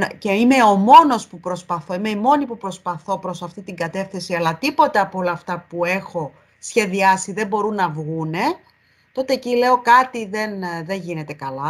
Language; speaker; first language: Greek; native; Greek